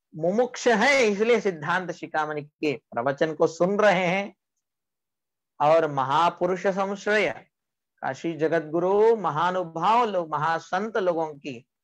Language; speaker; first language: Hindi; non-native, local second language; Marathi